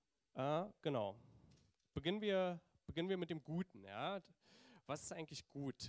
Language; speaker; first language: German; native; German